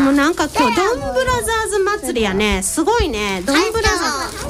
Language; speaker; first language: Japanese; native; Japanese